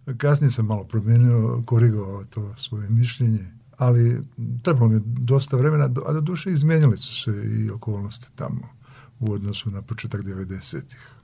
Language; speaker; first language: Serbian; native; Serbian